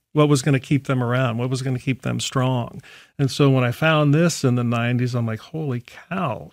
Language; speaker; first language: English; native; English